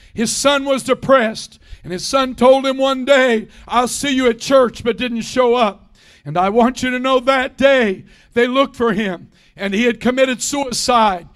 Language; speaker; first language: English; native; English